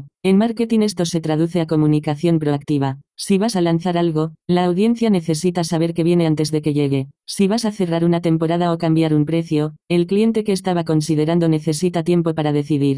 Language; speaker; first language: Spanish; native; Spanish